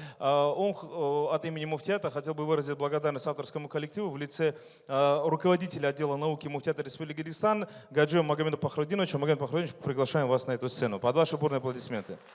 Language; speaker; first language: Russian; native; Russian